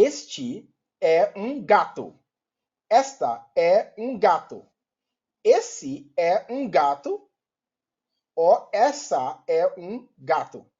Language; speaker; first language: Portuguese; non-native, learner; Yoruba